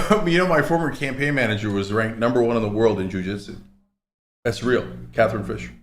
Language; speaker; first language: English; native; English